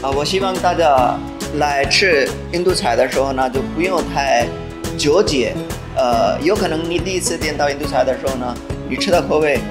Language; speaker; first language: Chinese; non-native, fluent; Hindi